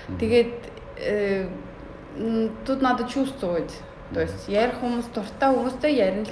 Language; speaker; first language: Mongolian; early bilingual, heritage; Mongolian